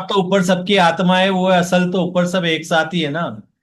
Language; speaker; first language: Hindi; native; Hindi